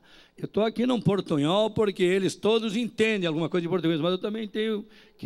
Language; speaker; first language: Portuguese; native; Portuguese